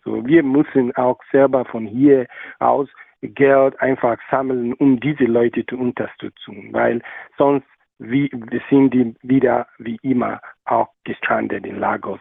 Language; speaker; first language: German; non-native, learner; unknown